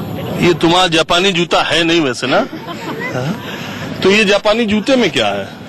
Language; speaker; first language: Hindi; native; Hindi